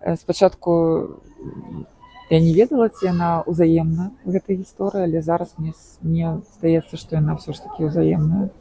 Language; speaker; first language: Belarusian; native; Belarusian